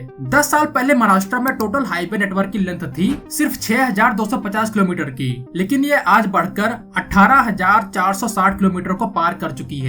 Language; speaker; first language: Hindi; native; Hindi